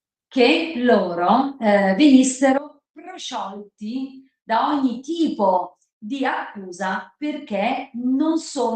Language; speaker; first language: Italian; native; Italian